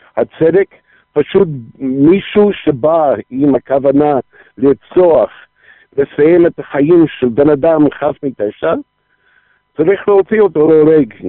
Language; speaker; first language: Hebrew; non-native, fluent; English